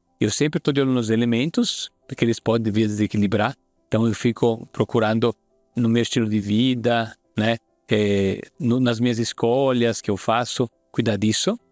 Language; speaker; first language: Portuguese; non-native, fluent; Italian